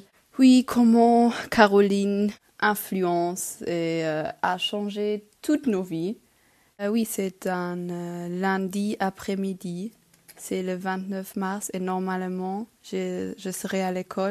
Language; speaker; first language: French; non-native, local second language; Luxembourgish